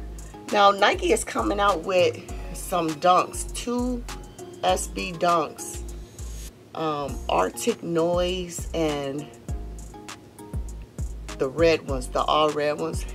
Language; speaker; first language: English; native; English